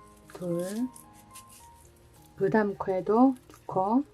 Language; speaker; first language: Korean; native; Korean